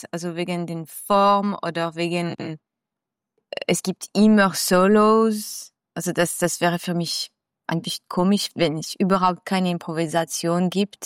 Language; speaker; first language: German; non-native, fluent; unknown